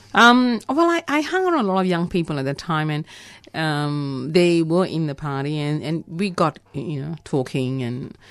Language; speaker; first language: English; non-native, local second language; Tamil